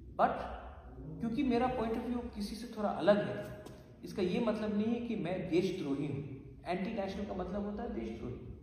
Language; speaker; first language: Hindi; non-native, local second language; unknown